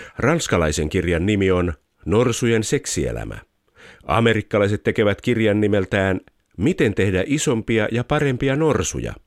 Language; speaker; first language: Finnish; native; Finnish